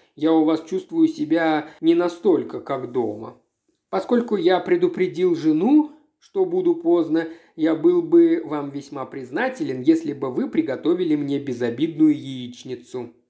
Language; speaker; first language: Russian; native; Russian